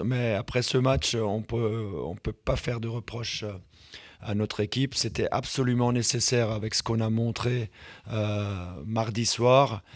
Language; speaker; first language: French; non-native, fluent; German